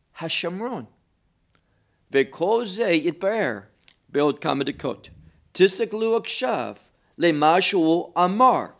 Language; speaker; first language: Hebrew; non-native, fluent; English